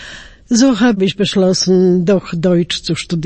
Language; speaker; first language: German; non-native, fluent; Polish